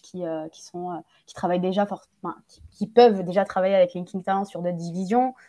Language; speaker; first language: French; native; French